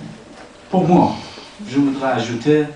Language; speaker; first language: French; non-native, learner; Persian